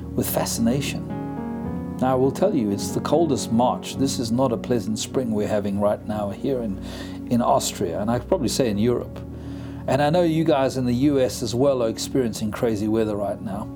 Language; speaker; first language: English; native; English